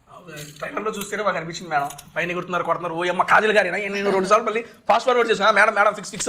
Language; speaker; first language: Telugu; native; Telugu